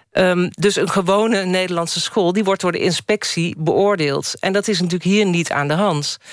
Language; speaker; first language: Dutch; native; Dutch